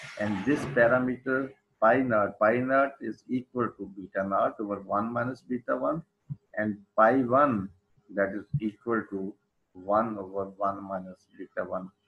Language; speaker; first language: English; non-native, local second language; Urdu